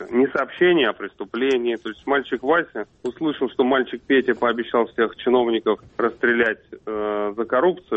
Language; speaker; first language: Russian; native; Russian